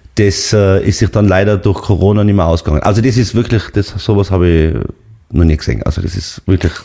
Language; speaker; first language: German; native; German